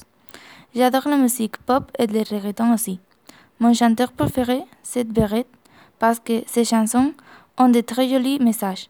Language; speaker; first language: French; non-native, learner; Spanish